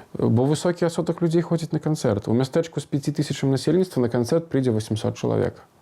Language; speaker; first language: Belarusian; non-native, local second language; Russian